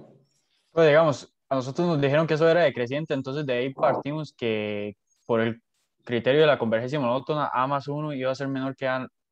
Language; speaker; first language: Spanish; native; Spanish